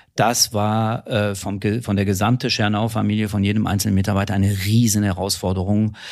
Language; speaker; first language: German; non-native, fluent; French